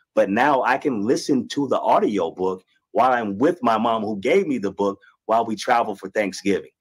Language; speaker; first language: English; native; English